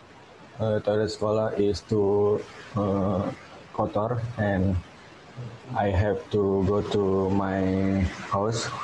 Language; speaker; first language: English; non-native, learner; Indonesian